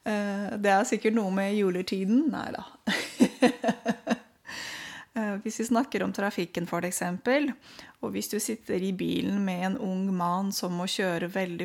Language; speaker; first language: Norwegian; non-native, fluent; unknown